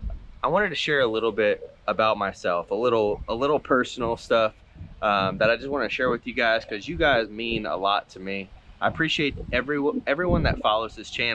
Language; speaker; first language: English; native; English